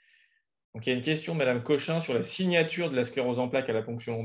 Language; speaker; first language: French; native; French